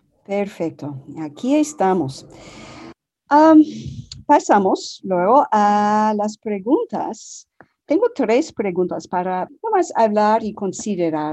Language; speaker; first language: Spanish; non-native, fluent; English